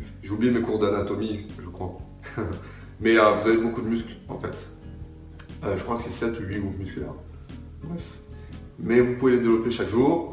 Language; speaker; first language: French; native; French